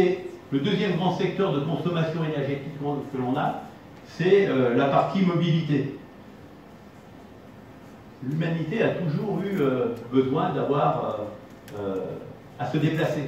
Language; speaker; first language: French; native; French